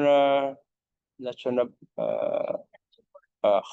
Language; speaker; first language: English; non-native, learner; Chinese